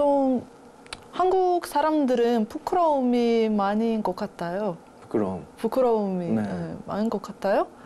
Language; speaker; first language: Korean; non-native, learner; Russian